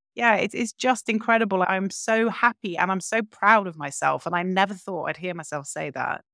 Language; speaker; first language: English; native; English